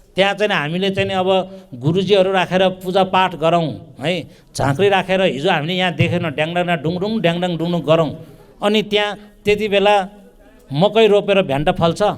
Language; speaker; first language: Nepali; non-native, local second language; Newari